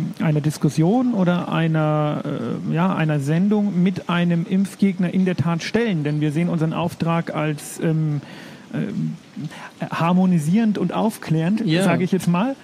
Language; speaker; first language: German; native; German